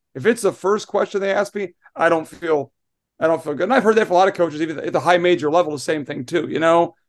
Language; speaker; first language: English; native; English